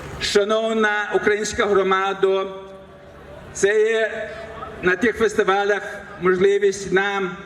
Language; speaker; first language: Ukrainian; early bilingual, heritage; Ukrainian